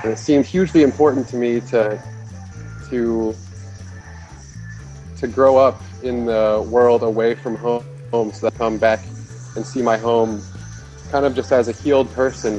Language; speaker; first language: English; native; English